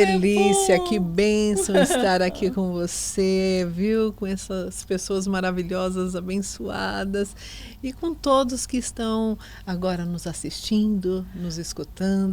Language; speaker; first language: Portuguese; native; Portuguese